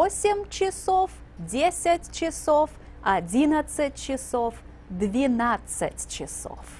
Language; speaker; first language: Russian; non-native, fluent; English